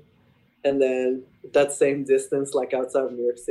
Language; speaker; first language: English; non-native, fluent; Arabic